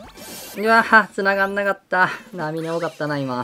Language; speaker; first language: Japanese; native; Japanese